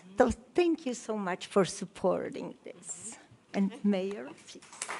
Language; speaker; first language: English; non-native, learner; Polish